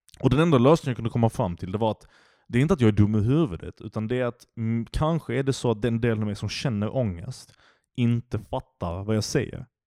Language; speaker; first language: Swedish; early bilingual, other home language; Turkish